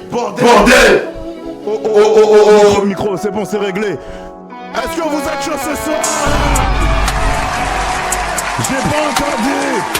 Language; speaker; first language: French; native; French